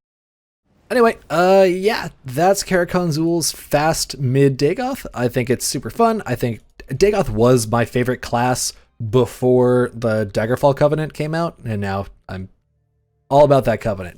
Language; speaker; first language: English; native; English